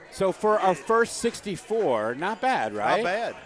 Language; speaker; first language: English; native; English